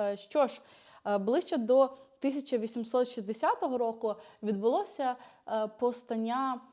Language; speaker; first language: Ukrainian; native; Ukrainian